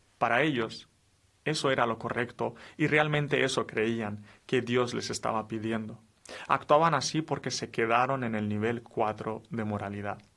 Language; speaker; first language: Spanish; non-native, fluent; Romanian